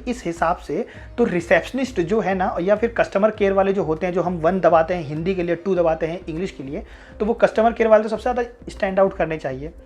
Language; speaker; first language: Hindi; native; Hindi